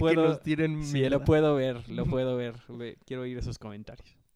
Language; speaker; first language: Spanish; native; Spanish